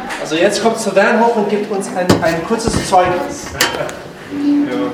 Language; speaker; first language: German; non-native, learner; French